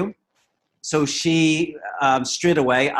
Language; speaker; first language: English; native; English